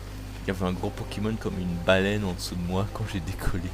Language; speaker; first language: French; native; French